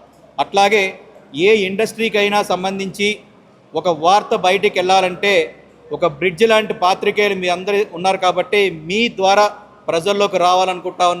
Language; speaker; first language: Telugu; native; Telugu